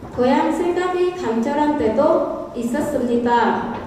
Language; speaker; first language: Korean; non-native, fluent; Vietnamese